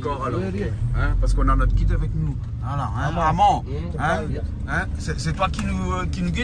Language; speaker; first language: French; native; French